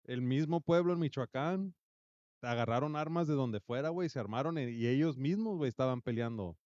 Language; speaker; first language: Spanish; early bilingual, heritage; Spanish